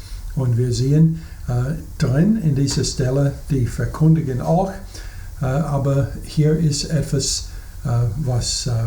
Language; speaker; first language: German; non-native, fluent; English